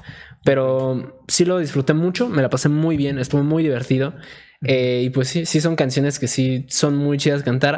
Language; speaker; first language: Spanish; native; Spanish